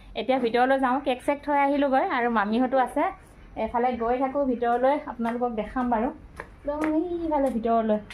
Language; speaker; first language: Assamese; native; Assamese